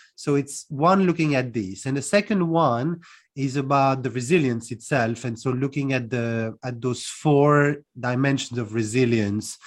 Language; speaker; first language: English; non-native, fluent; French